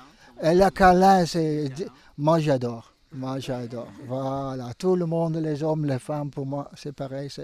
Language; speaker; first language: French; non-native, fluent; Dutch